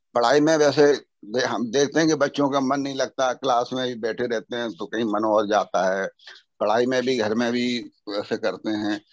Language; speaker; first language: Hindi; native; Hindi